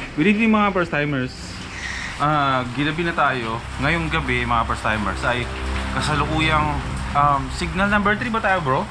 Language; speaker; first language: Filipino; native; Filipino